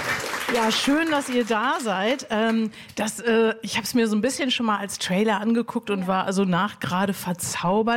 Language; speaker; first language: German; native; German